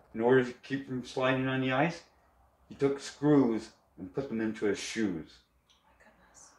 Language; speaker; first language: English; native; English